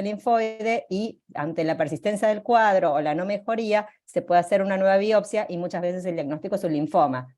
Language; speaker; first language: Spanish; native; Spanish